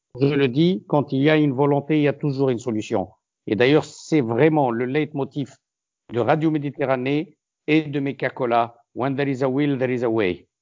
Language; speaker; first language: French; non-native, local second language; Arabic